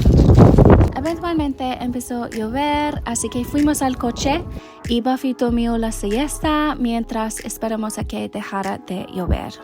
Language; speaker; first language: Spanish; non-native, learner; English